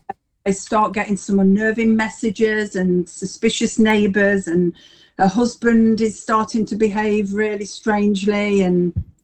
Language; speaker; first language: English; native; English